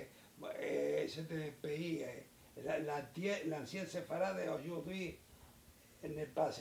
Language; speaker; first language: French; non-native, learner; Spanish